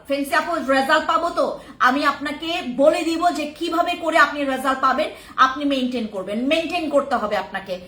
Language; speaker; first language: Bangla; non-native, local second language; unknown